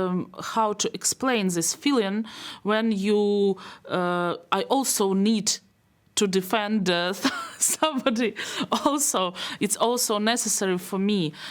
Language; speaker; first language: English; non-native, learner; Belarusian